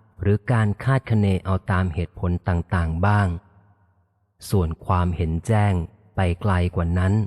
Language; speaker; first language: Thai; native; Thai